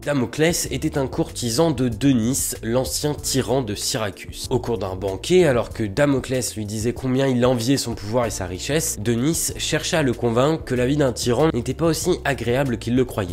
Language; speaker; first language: French; native; French